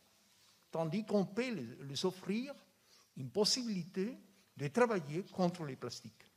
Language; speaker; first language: French; non-native, fluent; Spanish